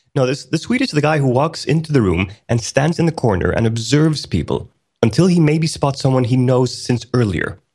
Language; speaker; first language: English; early bilingual, other home language; Swedish